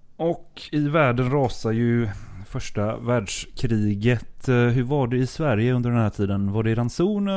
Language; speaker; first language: Swedish; native; Swedish